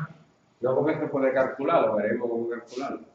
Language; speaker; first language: Spanish; native; Spanish